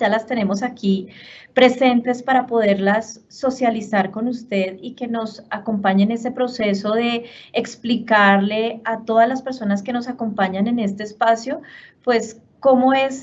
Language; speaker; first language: Spanish; native; Spanish